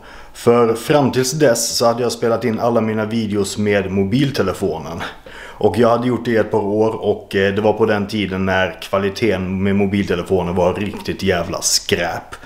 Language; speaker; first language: Swedish; native; Swedish